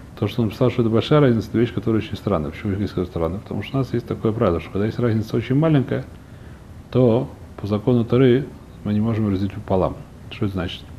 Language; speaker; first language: Russian; early bilingual, heritage; Russian